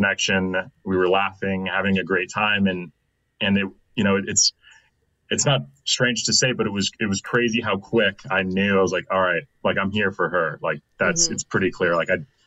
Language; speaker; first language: English; native; English